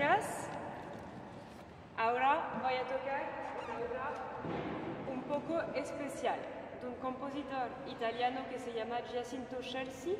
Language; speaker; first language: Spanish; non-native, fluent; French